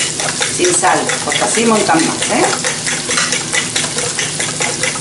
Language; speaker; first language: Spanish; native; Spanish